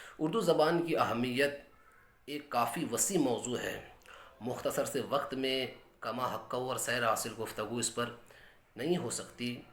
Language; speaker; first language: Urdu; native; Urdu